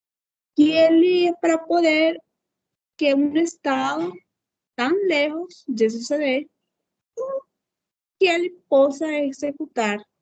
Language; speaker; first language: Portuguese; non-native, fluent; Spanish